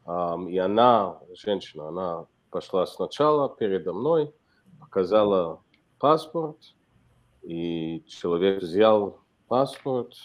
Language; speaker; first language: Russian; non-native, fluent; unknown